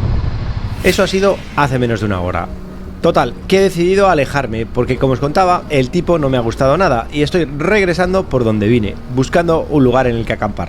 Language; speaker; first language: Spanish; native; Spanish